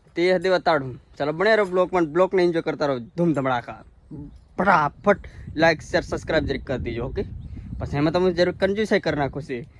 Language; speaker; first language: Gujarati; non-native, local second language; Bhili